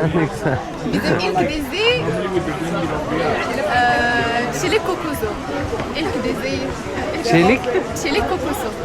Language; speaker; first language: Turkish; non-native, learner; Arabic